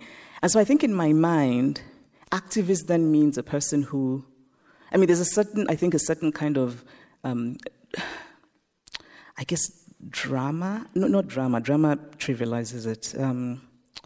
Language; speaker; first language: English; non-native, local second language; Igbo